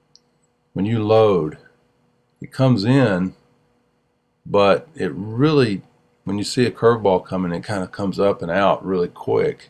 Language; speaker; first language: English; native; English